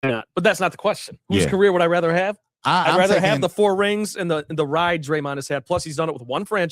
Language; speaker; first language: English; native; English